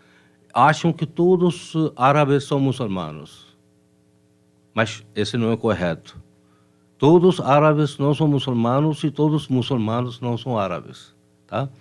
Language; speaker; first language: Portuguese; non-native, fluent; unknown